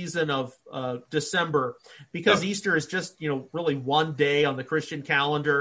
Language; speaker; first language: English; native; English